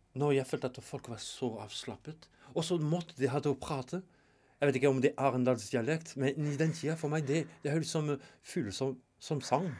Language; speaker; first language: Norwegian; non-native, fluent; French